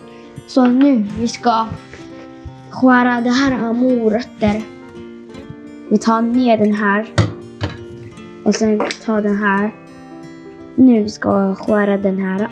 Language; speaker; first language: Swedish; non-native, fluent; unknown